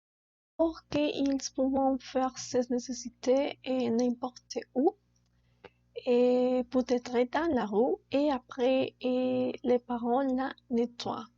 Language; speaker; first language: French; non-native, learner; Spanish